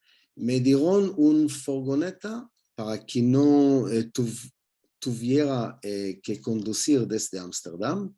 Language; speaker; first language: Spanish; non-native, learner; Hebrew